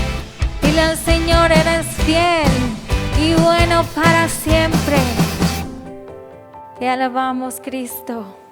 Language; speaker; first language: Spanish; native; Spanish